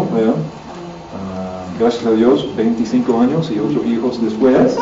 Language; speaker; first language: Spanish; non-native, learner; English